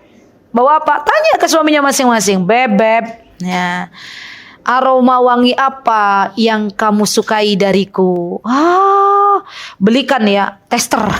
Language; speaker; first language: Indonesian; native; Indonesian